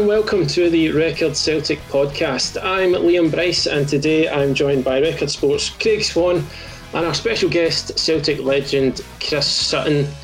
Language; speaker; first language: English; native; English